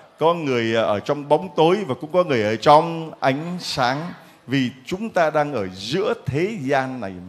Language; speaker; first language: Vietnamese; native; Vietnamese